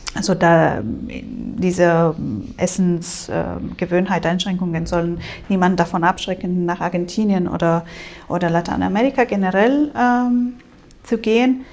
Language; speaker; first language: German; non-native, fluent; Spanish